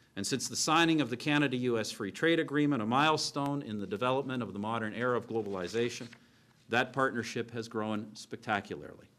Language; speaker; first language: English; native; English